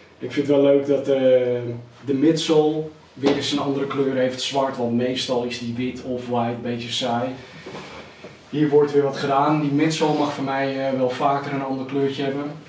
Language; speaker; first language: Dutch; native; Dutch